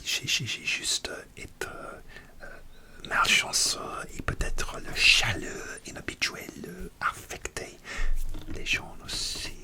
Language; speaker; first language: French; non-native, learner; English